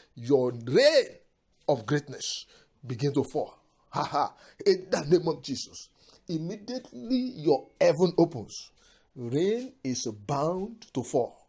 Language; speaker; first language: English; non-native, local second language; Yoruba